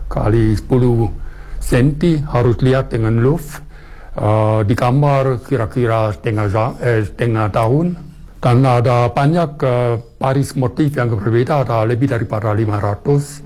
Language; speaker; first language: Indonesian; non-native, fluent; German